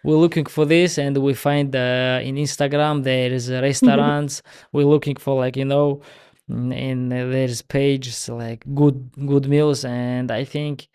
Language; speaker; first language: English; non-native, learner; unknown